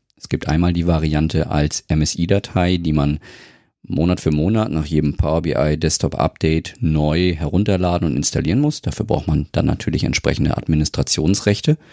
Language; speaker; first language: German; native; German